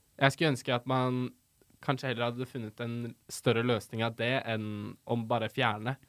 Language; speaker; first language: Norwegian; native; Norwegian